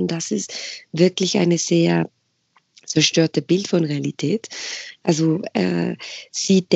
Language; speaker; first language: German; non-native, fluent; Spanish